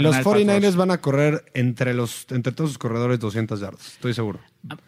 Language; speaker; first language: Spanish; native; Spanish